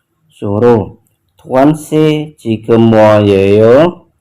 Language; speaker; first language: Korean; non-native, fluent; Indonesian